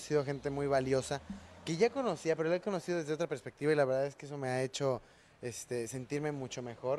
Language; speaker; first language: Spanish; native; Spanish